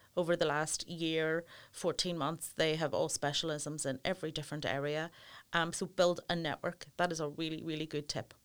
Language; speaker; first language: English; native; English